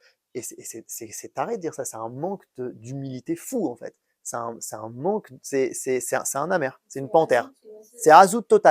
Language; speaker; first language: French; native; French